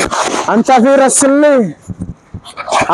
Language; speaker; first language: Arabic; non-native, learner; Bangla